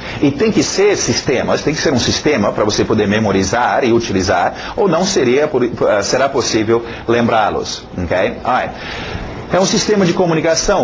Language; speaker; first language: Portuguese; non-native, fluent; English